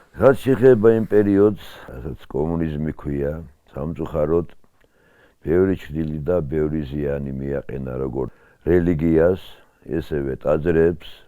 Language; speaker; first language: Georgian; non-native, local second language; Svan